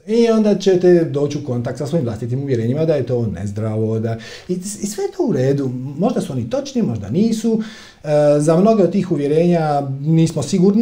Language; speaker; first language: Croatian; native; Croatian